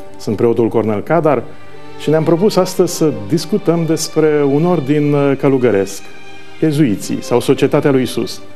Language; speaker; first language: Romanian; native; Romanian